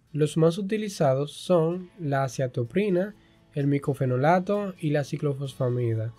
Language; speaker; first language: Spanish; native; Spanish